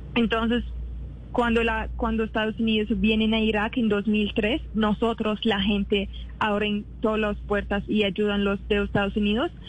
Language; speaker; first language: Spanish; non-native, fluent; Arabic